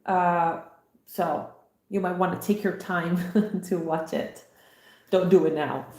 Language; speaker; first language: English; non-native, fluent; Italian